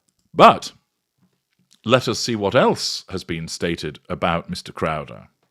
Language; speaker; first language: English; native; English